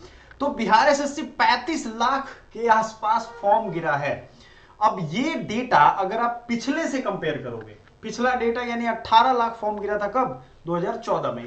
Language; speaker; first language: Hindi; native; Hindi